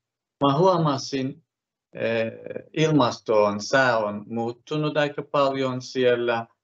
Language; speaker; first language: Finnish; non-native, fluent; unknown